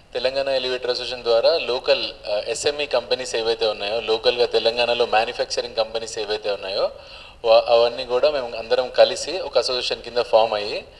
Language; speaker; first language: Telugu; native; Telugu